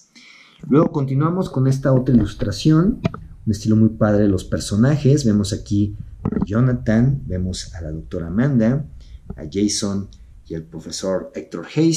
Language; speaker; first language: Spanish; native; Spanish